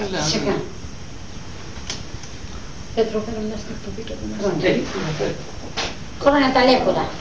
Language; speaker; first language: Greek; native; Greek